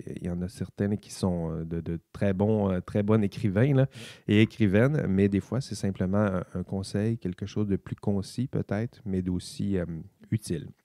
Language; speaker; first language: French; native; French